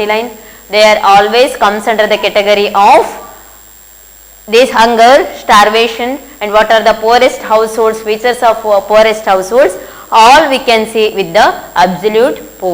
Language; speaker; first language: English; non-native, local second language; Kannada